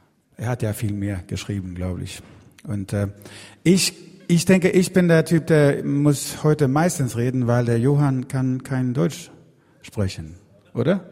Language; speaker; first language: German; non-native, learner; Swedish